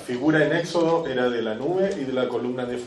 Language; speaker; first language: Spanish; native; Spanish